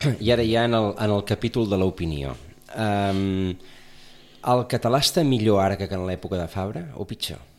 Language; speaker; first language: Catalan; native; Catalan